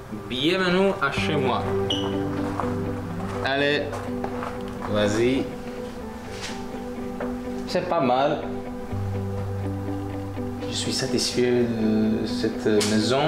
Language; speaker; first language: French; non-native, learner; Croatian